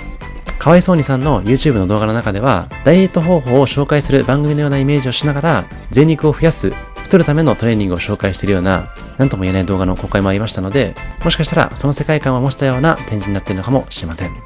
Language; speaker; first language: Japanese; native; Japanese